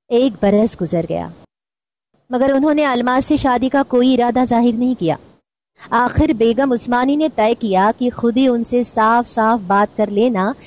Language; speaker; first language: Urdu; non-native, local second language; Marathi